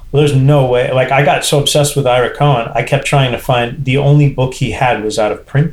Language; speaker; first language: English; native; English